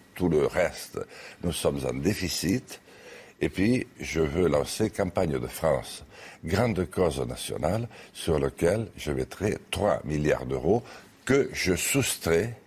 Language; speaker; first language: French; native; French